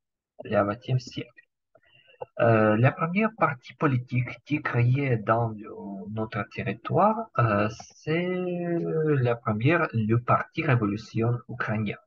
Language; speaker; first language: French; non-native, learner; Ukrainian